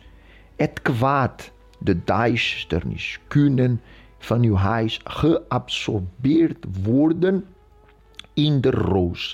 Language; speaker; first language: Dutch; non-native, fluent; Portuguese